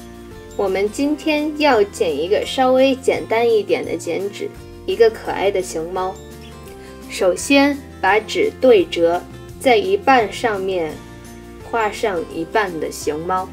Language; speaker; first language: Chinese; non-native, learner; English